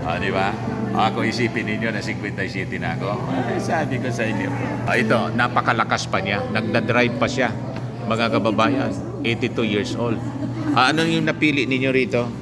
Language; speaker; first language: Filipino; non-native, local second language; Bikol